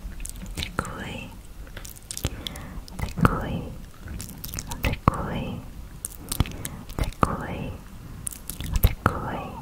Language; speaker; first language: Czech; non-native, learner; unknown